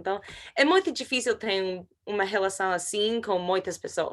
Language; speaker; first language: Portuguese; non-native, learner; English